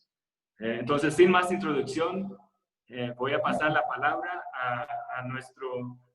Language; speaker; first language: Spanish; non-native, fluent; Swedish